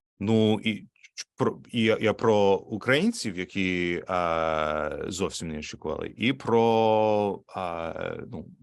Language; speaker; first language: Ukrainian; non-native, learner; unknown